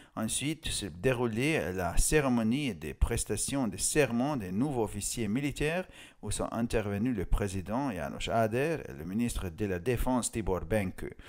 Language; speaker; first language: French; non-native, fluent; Hungarian